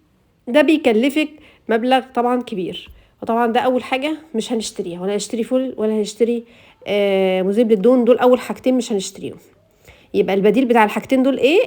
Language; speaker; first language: Arabic; native; Arabic